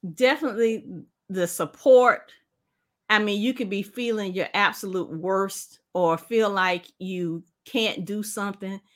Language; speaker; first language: English; native; English